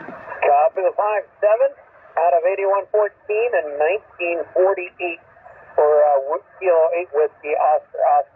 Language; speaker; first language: English; native; English